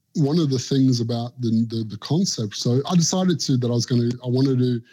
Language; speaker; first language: English; native; English